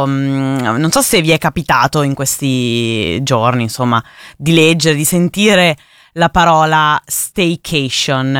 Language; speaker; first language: Italian; native; Italian